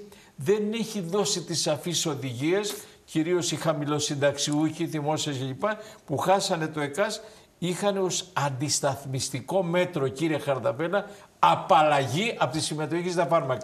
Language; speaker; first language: Greek; native; Greek